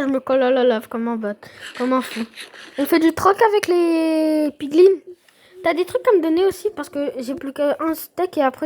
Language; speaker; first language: French; native; French